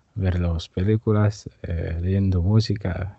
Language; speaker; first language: Spanish; non-native, learner; Indonesian